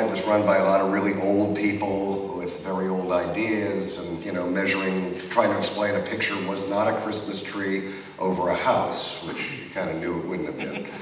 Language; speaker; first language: English; native; English